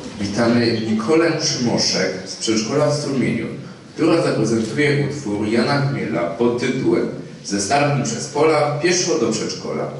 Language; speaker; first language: Polish; native; Polish